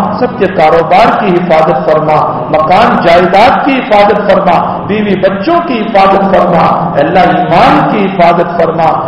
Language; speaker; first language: Urdu; non-native, local second language; Gujarati